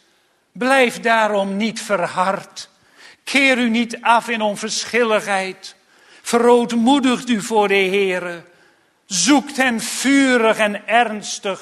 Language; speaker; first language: Dutch; native; Dutch